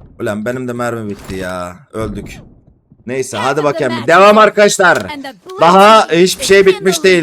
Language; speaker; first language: Turkish; native; Turkish